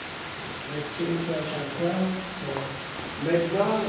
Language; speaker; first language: French; non-native, learner; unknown